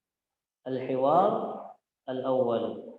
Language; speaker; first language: Arabic; non-native, fluent; Indonesian